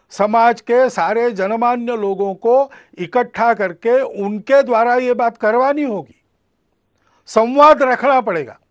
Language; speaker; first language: Hindi; non-native, local second language; Marathi